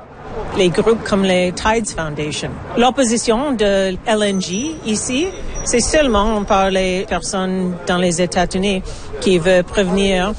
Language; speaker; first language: French; non-native, local second language; English